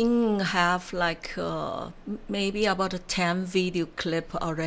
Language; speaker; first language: English; non-native, learner; Chinese